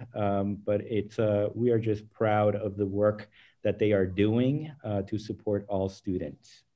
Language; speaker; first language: English; early bilingual, other home language; Spanish